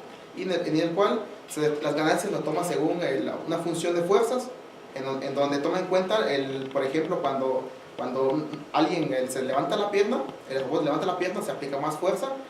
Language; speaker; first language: Spanish; native; Spanish